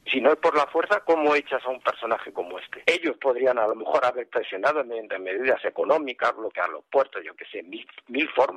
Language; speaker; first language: Spanish; native; Spanish